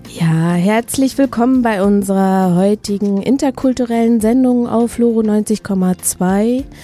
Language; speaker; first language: German; native; German